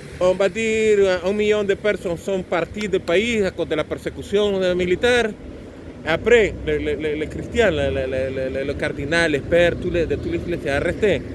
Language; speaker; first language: French; non-native, learner; Spanish